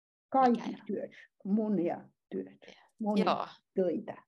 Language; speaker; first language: Finnish; non-native, learner; Chinese